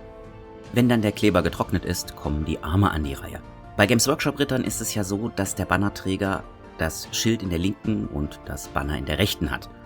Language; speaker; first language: German; native; German